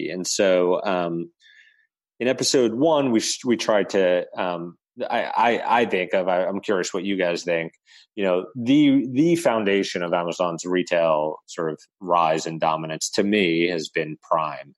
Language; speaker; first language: English; native; English